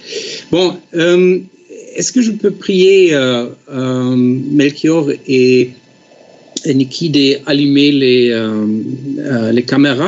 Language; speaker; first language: French; non-native, fluent; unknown